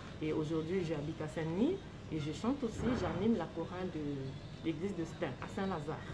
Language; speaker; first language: French; non-native, local second language; Lingala